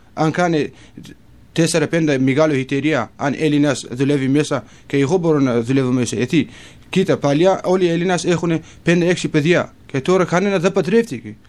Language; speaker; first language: Greek; non-native, learner; Kurdish